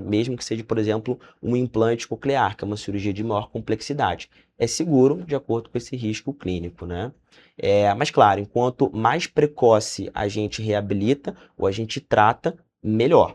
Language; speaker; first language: Portuguese; native; Portuguese